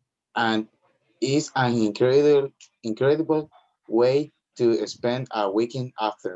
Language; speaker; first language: English; non-native, learner; Spanish